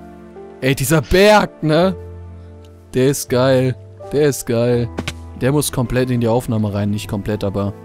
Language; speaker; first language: German; native; German